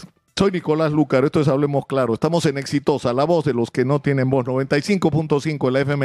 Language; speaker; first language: Spanish; native; Spanish